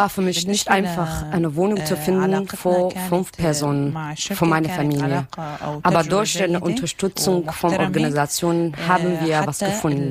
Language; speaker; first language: German; non-native, learner; Arabic